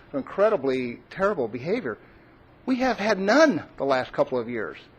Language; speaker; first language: English; native; English